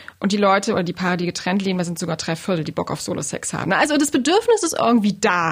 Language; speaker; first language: German; native; German